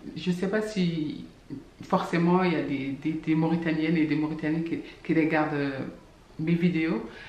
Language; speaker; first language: French; non-native, local second language; Fula